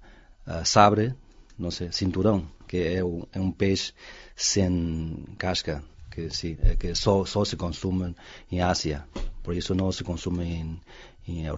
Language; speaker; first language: Portuguese; non-native, fluent; Chinese